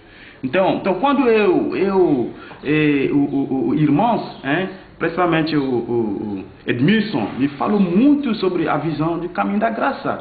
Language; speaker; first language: Portuguese; non-native, fluent; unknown